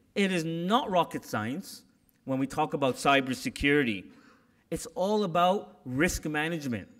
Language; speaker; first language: English; native; English